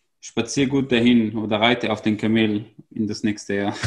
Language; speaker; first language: German; non-native, fluent; Arabic